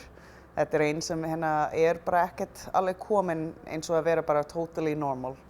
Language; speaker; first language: Icelandic; non-native, fluent; English